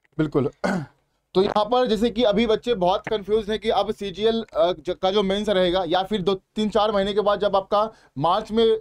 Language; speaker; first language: Hindi; native; Hindi